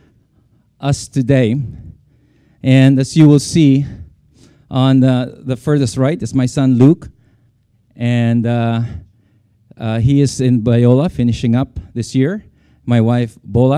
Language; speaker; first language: English; non-native, local second language; Filipino